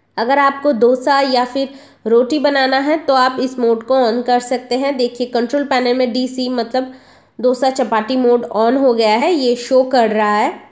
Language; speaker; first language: Hindi; non-native, local second language; Bangla